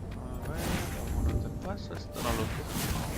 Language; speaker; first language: Spanish; native; Spanish